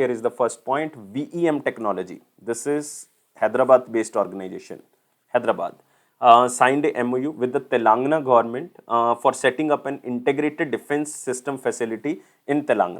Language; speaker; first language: English; non-native, local second language; Hindi